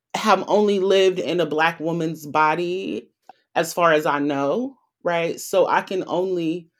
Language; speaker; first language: English; native; English